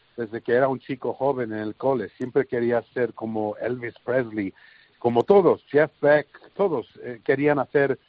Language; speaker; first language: Spanish; early bilingual, heritage; English